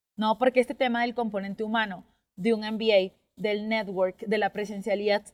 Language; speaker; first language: Spanish; native; Spanish